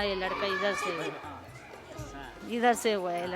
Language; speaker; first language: Hindi; non-native, local second language; Kannada